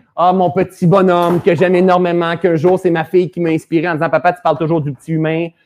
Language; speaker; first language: French; native; French